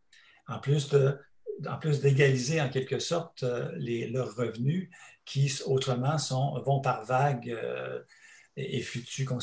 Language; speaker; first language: French; native; French